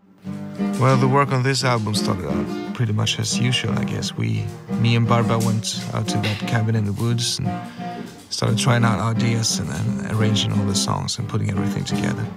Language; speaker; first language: English; non-native, fluent; Swedish